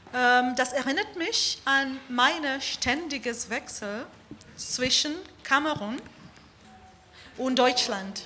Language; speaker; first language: German; non-native, fluent; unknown